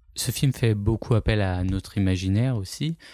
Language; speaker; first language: French; native; French